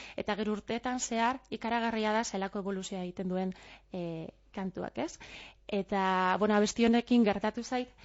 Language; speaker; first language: Basque; non-native, local second language; Spanish